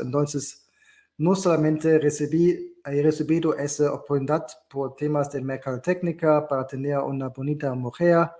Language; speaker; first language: Spanish; non-native, learner; German